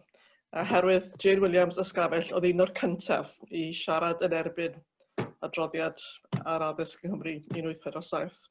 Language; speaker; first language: Welsh; native; Welsh